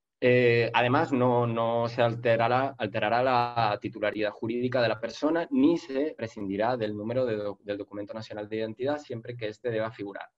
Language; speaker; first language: Spanish; native; Spanish